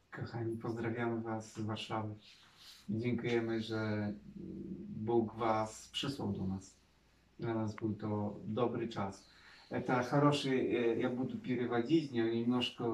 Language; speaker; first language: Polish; non-native, learner; Russian